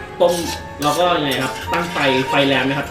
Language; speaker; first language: Thai; native; Thai